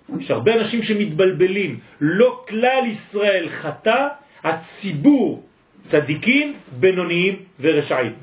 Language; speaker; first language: Hebrew; non-native, fluent; French